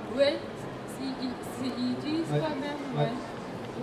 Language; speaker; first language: French; non-native, fluent; Japanese